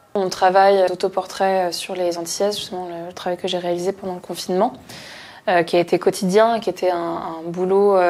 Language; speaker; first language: French; native; French